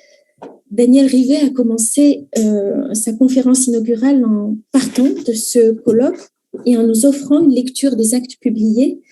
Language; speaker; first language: French; native; French